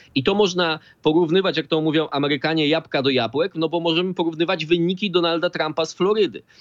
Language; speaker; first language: Polish; native; Polish